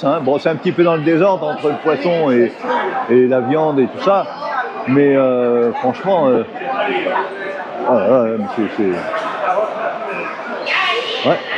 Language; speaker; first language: French; native; French